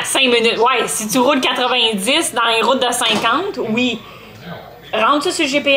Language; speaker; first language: French; native; French